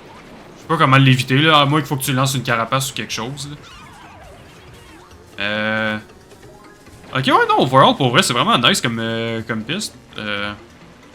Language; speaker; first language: French; native; French